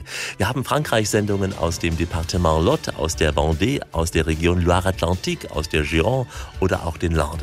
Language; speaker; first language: German; native; German